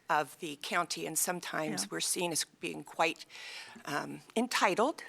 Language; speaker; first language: English; native; English